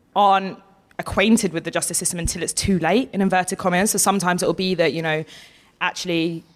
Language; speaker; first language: English; native; English